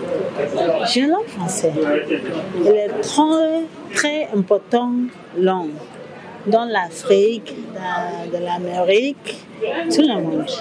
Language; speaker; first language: French; non-native, learner; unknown